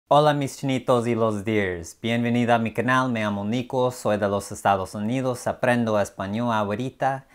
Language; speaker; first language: Spanish; non-native, learner; English